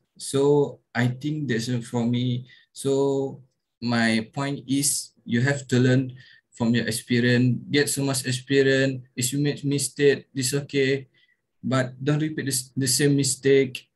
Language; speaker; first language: English; non-native, local second language; Malay